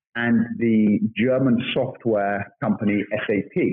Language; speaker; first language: English; native; English